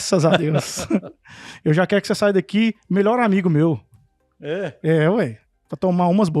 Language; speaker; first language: Portuguese; native; Portuguese